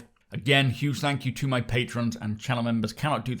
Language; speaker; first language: English; native; English